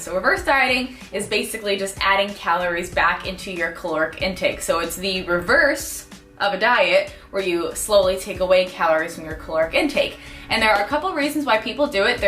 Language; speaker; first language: English; native; English